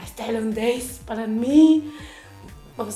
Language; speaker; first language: Portuguese; non-native, fluent; Chinese